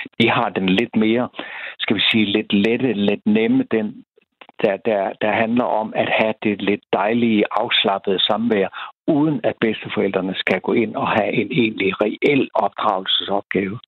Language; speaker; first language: Danish; native; Danish